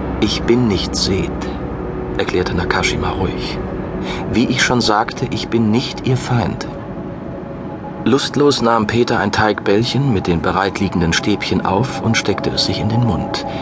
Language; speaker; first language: German; native; German